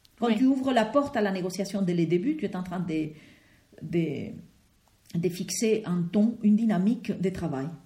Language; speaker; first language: French; non-native, fluent; Spanish